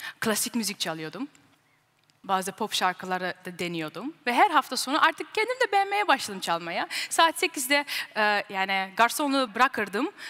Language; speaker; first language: Turkish; early bilingual, heritage; Turkish